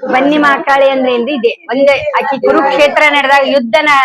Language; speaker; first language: Kannada; native; Kannada